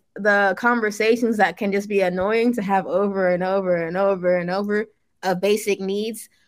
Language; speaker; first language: English; early bilingual, other home language; Yoruba